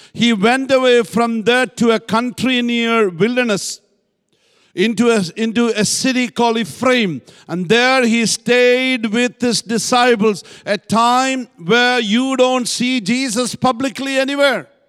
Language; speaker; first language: English; non-native, local second language; Malayalam